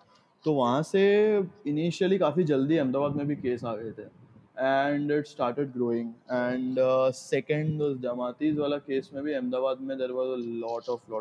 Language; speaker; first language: English; non-native, local second language; Gujarati